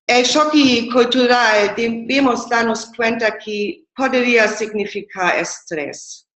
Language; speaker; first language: Spanish; non-native, fluent; German